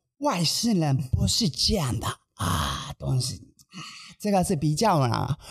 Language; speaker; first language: Chinese; non-native, fluent; Japanese